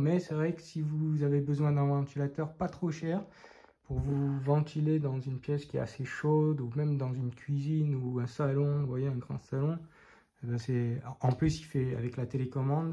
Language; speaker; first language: French; native; French